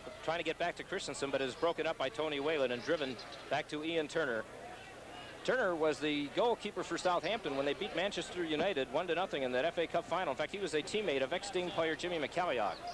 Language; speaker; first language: English; native; English